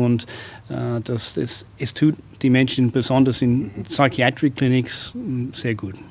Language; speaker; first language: German; non-native, fluent; English